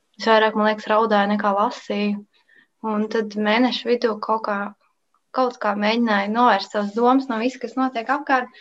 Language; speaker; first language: Latvian; native; Latvian